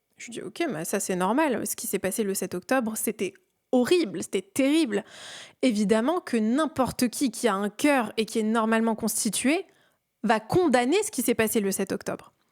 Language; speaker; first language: French; early bilingual, other home language; Persian